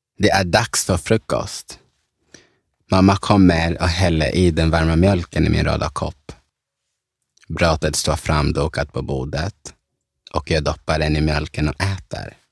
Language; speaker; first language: Swedish; early bilingual, other home language; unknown